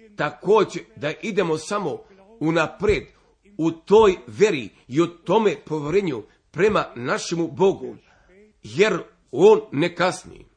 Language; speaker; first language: Serbian; early bilingual, heritage; Serbian